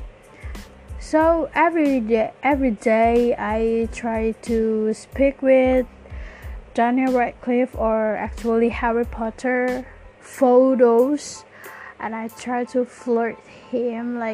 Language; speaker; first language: English; non-native, learner; Malay